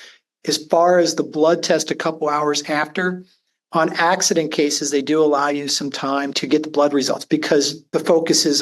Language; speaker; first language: English; native; English